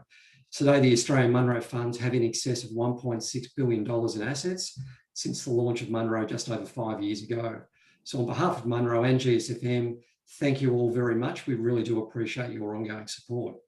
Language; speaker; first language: English; native; English